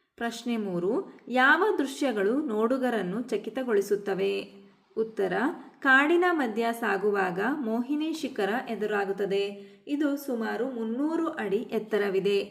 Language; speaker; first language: Kannada; native; Kannada